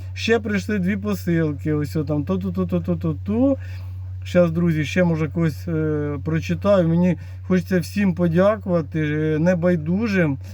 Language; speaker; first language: Ukrainian; native; Ukrainian